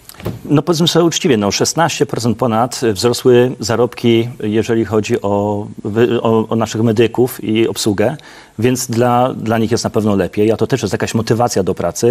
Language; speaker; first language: Polish; native; Polish